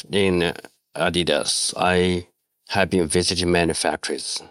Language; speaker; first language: English; non-native, learner; Chinese